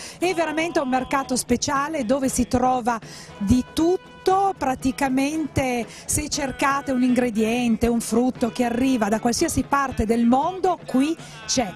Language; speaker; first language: Italian; native; Italian